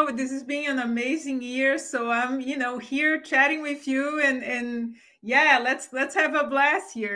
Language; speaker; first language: English; non-native, fluent; Portuguese